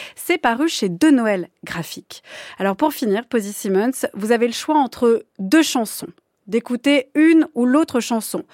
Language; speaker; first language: French; native; French